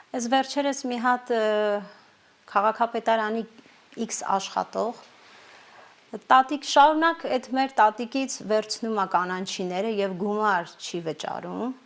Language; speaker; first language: Armenian; non-native, local second language; Kurdish